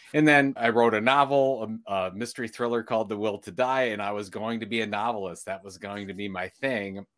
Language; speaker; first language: English; early bilingual, other home language; Italian